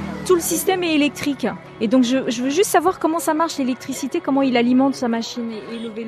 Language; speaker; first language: French; native; French